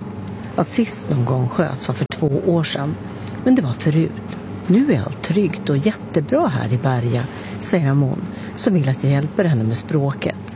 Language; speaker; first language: Swedish; native; Swedish